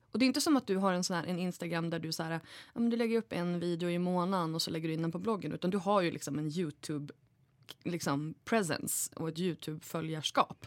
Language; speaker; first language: Swedish; native; Swedish